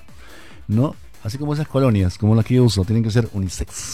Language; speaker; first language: Spanish; native; Spanish